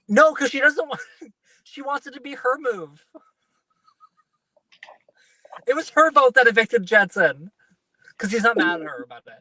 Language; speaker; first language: English; native; English